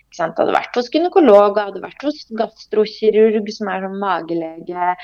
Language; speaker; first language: Norwegian; early bilingual, other home language; Polish